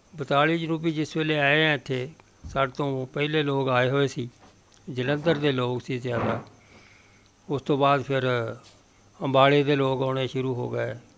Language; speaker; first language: Punjabi; native; Punjabi